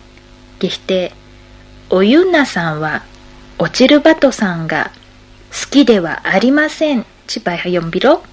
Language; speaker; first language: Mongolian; non-native, fluent; Japanese